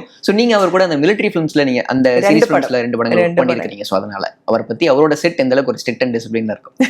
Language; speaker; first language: Tamil; native; Tamil